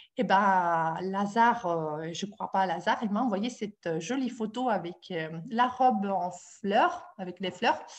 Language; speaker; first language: French; non-native, fluent; Italian